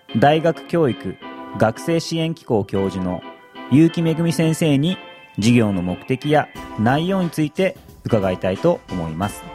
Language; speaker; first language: Japanese; native; Japanese